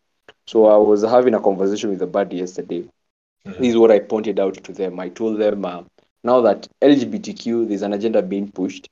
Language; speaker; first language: English; non-native, local second language; Kikuyu